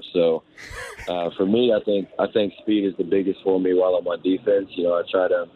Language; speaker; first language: English; native; English